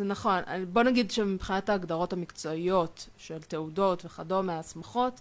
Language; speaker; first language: Hebrew; native; Hebrew